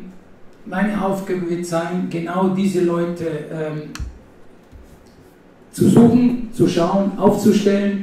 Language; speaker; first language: German; non-native, fluent; Italian